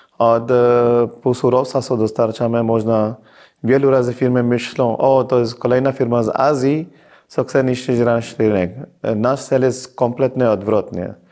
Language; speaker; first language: Polish; non-native, fluent; Hindi